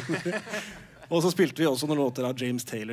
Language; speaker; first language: Norwegian; native; Norwegian